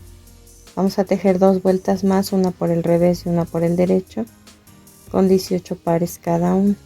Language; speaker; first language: Spanish; native; Spanish